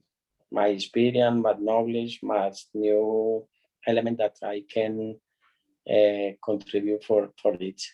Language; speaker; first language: English; non-native, learner; Spanish